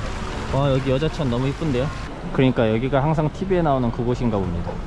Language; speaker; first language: Korean; native; Korean